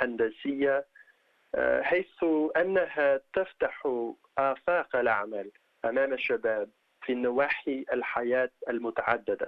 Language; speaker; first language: Arabic; non-native, fluent; English